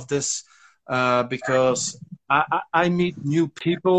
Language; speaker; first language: English; non-native, fluent; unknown